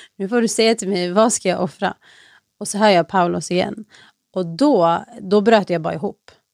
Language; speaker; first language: Swedish; early bilingual, other home language; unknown